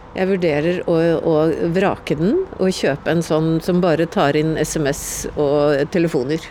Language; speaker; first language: Norwegian; native; Norwegian